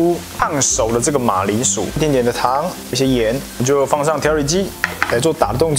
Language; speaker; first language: Chinese; native; Chinese